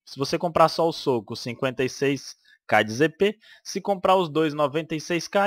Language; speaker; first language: Portuguese; native; Portuguese